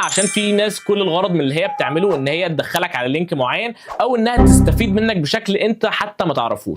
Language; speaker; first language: Arabic; native; Arabic